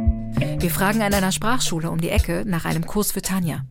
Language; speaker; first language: German; native; German